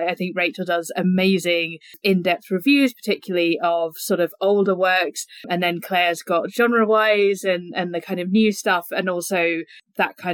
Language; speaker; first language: English; native; English